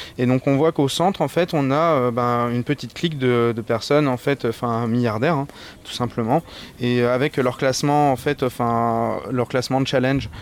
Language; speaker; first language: French; native; French